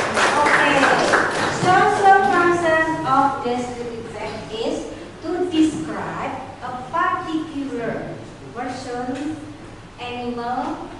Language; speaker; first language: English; non-native, local second language; Indonesian